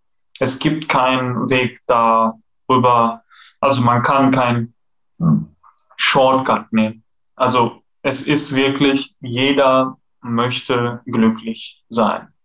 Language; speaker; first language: German; non-native, fluent; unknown